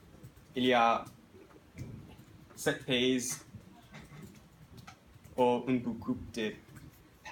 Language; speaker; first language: French; non-native, learner; English